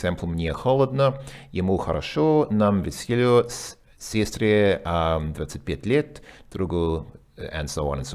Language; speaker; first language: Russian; non-native, learner; English